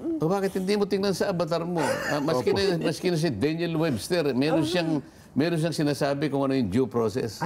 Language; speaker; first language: Filipino; non-native, local second language; Pampanga